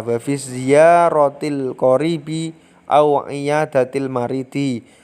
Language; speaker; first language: Arabic; non-native, learner; Indonesian